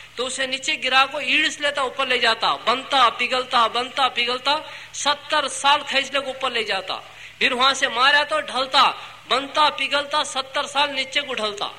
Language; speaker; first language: Urdu; native; Urdu